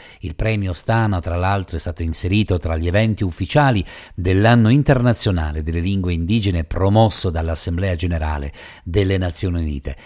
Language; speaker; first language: Italian; native; Italian